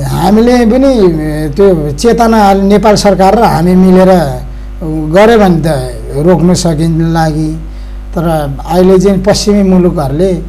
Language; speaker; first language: Nepali; non-native, local second language; Eastern Tamang